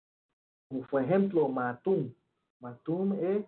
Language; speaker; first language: Spanish; early bilingual, heritage; Spanish